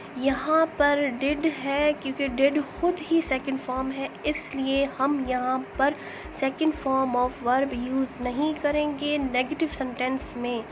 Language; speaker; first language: Urdu; non-native, local second language; Baluchi